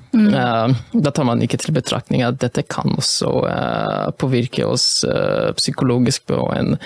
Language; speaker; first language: Norwegian; non-native, fluent; Polish